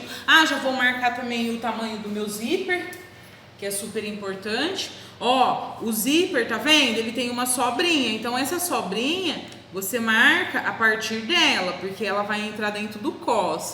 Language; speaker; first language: Portuguese; native; Portuguese